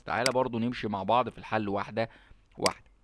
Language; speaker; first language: Arabic; native; Arabic